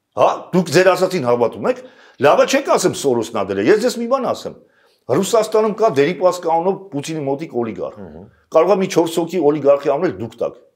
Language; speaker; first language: Armenian; native; Armenian